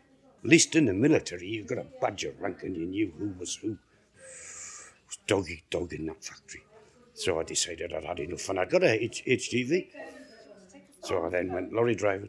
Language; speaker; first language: English; native; English